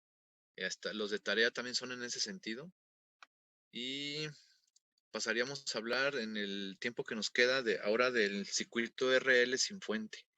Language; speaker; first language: Spanish; native; Spanish